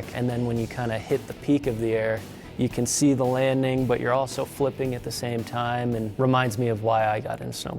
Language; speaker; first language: English; native; English